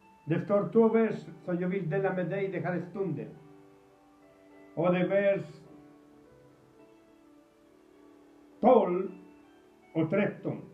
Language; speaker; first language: Swedish; non-native, fluent; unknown